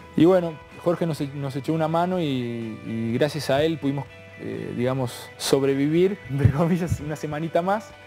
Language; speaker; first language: Spanish; native; Spanish